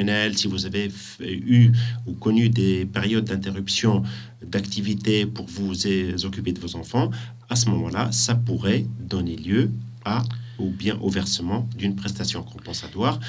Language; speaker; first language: French; native; French